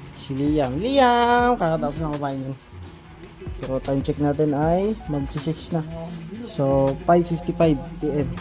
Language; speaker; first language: Filipino; non-native, local second language; Cebuano